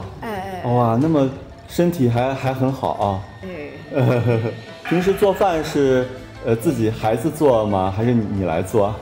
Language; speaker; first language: Chinese; native; Chinese